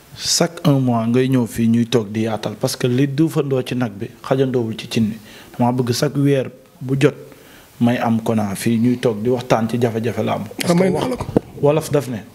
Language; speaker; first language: Wolof; native; Wolof